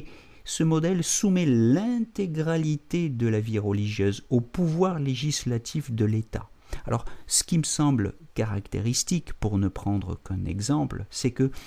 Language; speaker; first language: French; native; French